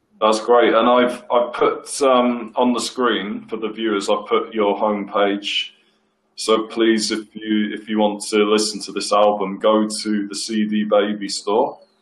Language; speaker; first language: English; native; English